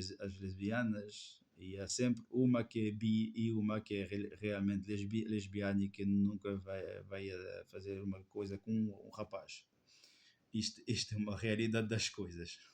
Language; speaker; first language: Portuguese; non-native, fluent; French